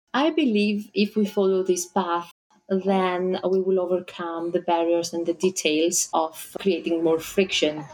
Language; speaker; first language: English; non-native, fluent; Greek